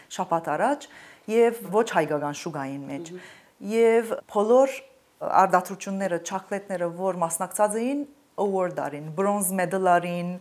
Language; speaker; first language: Armenian; early bilingual, heritage; Armenian